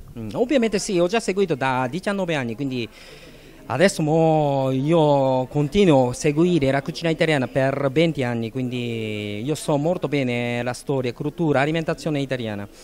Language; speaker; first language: Italian; non-native, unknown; Japanese